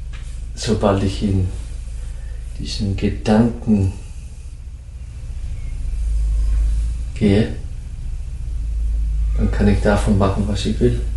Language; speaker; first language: German; non-native, fluent; Dutch